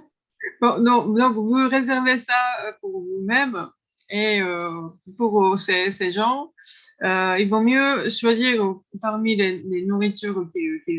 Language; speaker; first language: French; non-native, fluent; Japanese